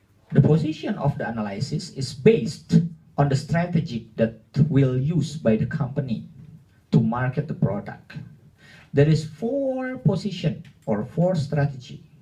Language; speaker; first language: English; non-native, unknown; Indonesian